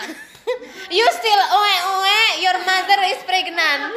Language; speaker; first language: English; non-native, learner; Indonesian